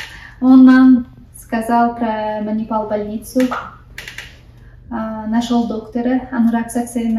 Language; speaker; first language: Russian; non-native, local second language; Tajik